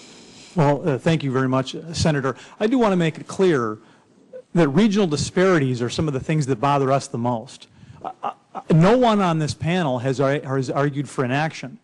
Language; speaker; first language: English; native; English